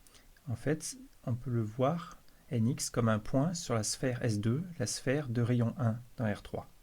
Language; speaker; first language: French; native; French